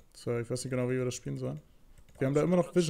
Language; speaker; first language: German; native; German